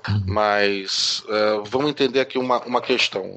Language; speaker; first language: Portuguese; native; Portuguese